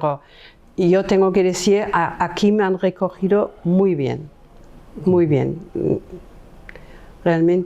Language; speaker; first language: Spanish; non-native, fluent; German